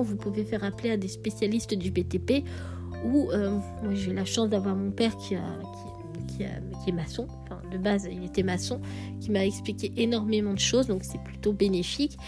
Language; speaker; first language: French; native; French